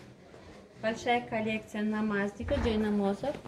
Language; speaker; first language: Russian; non-native, local second language; Tajik